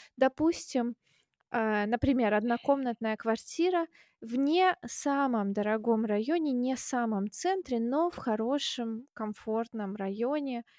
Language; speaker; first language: Russian; native; Russian